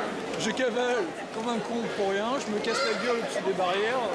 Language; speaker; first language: French; native; French